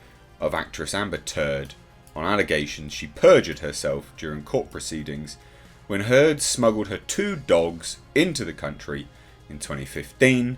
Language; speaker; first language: English; native; English